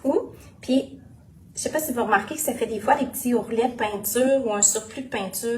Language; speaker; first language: French; native; French